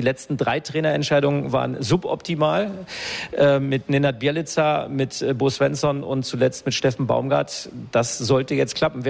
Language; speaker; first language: German; native; German